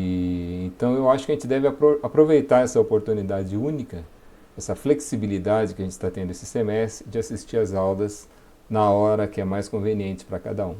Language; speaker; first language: Portuguese; native; Portuguese